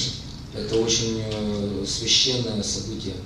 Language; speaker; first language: Russian; native; Russian